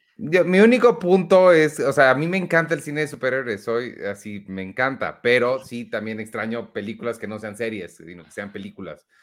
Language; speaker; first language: Spanish; native; Spanish